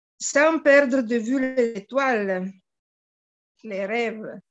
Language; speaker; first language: French; non-native, fluent; Italian